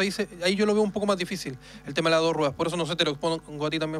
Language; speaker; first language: Spanish; native; Spanish